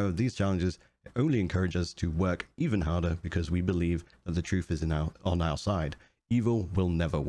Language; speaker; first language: English; native; English